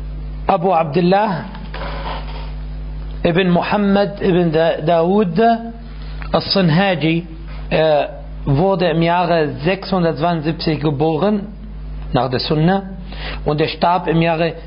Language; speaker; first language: German; non-native, fluent; Arabic